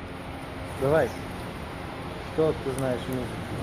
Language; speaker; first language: Russian; non-native, learner; Bulgarian